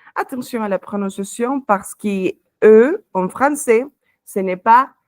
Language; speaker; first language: French; non-native, fluent; Spanish